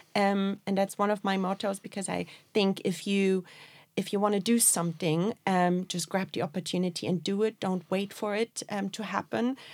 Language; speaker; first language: English; non-native, fluent; German